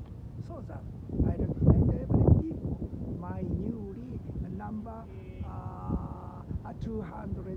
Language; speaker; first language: English; non-native, learner; Japanese